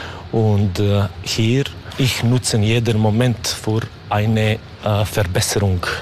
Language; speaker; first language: German; non-native, learner; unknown